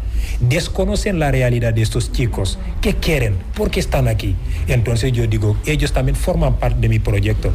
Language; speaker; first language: Spanish; non-native, fluent; Wolof